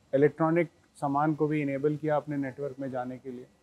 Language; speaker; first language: Hindi; native; Hindi